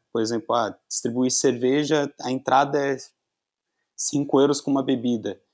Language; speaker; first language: Portuguese; native; Portuguese